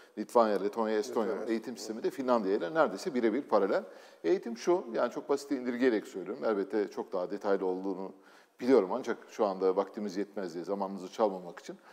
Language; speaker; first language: Turkish; native; Turkish